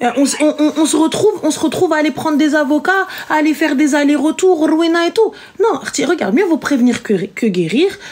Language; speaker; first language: French; early bilingual, other home language; Arabic